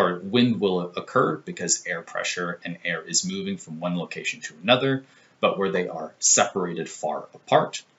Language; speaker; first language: English; native; English